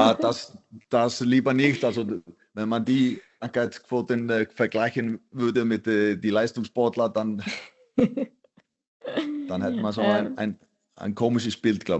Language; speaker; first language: German; non-native, fluent; Icelandic